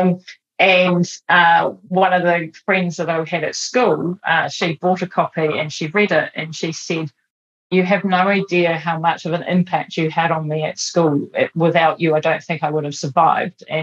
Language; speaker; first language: English; native; English